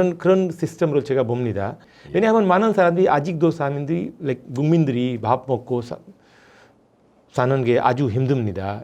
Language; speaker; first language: Korean; non-native, fluent; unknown